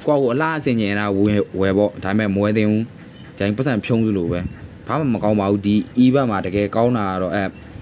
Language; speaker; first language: Burmese; native; Burmese